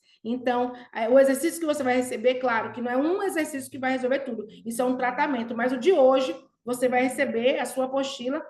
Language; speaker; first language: Portuguese; native; Portuguese